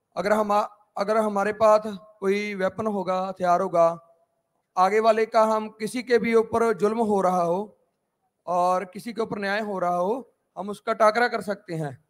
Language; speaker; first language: Hindi; non-native, local second language; Punjabi